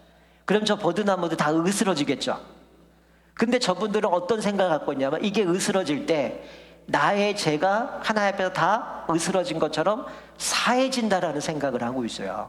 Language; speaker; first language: Korean; native; Korean